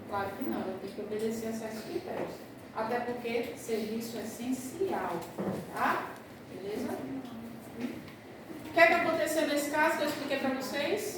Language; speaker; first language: Portuguese; native; Portuguese